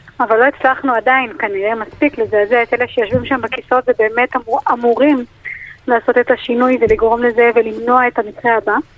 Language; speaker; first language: Hebrew; native; Hebrew